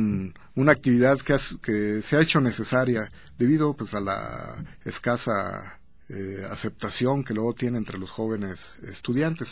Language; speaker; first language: Spanish; native; Spanish